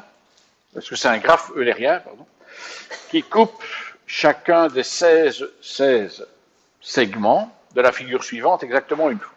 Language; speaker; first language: French; native; French